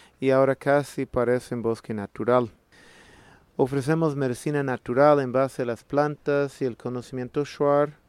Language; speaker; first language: Spanish; non-native, fluent; English